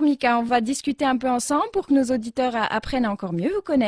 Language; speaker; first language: French; non-native, local second language; Arabic